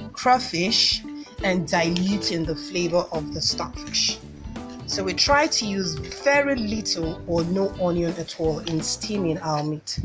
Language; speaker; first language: English; non-native, local second language; Igbo